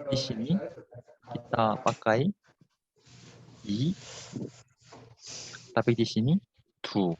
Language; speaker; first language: Indonesian; non-native, fluent; Korean